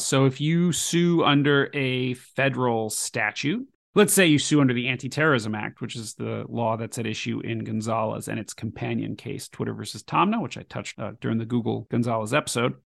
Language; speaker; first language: English; native; English